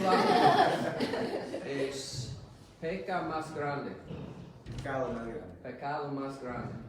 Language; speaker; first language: Spanish; non-native, learner; English